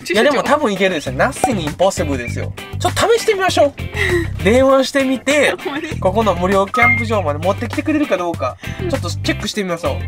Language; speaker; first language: Japanese; native; Japanese